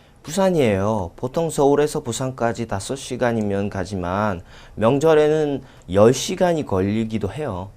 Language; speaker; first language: Korean; non-native, fluent; Russian